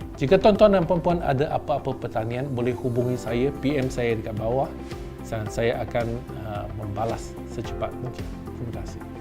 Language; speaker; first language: Malay; non-native, local second language; Chinese